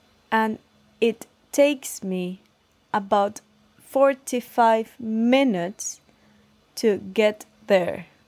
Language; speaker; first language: English; non-native, learner; Spanish